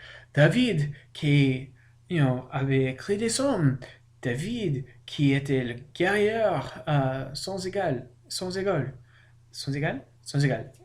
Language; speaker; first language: French; non-native, learner; English